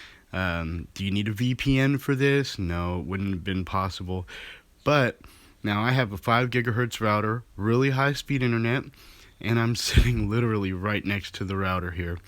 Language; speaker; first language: English; native; English